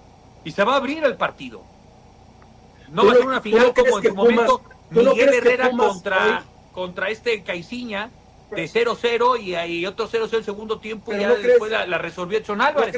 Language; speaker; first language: Spanish; native; Spanish